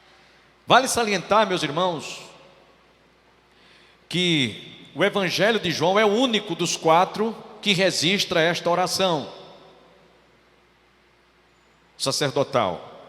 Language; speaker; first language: Portuguese; native; Portuguese